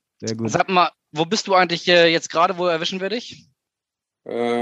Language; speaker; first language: German; native; German